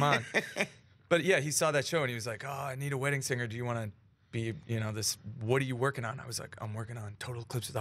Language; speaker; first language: English; native; English